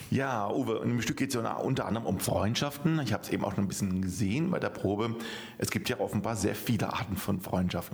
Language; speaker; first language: German; native; German